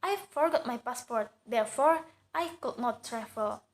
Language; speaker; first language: English; non-native, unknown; Indonesian